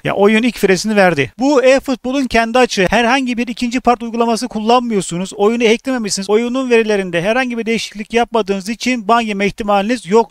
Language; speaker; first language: Turkish; native; Turkish